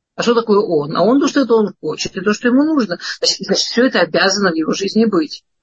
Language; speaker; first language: Russian; early bilingual, heritage; Russian